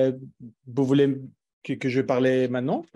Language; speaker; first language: French; non-native, learner; Spanish